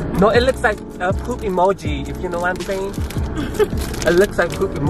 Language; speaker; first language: English; native; English